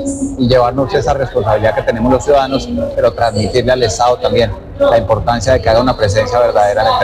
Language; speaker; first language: Spanish; native; Spanish